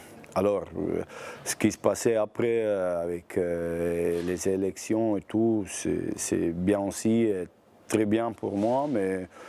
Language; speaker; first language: French; non-native, fluent; Bosnian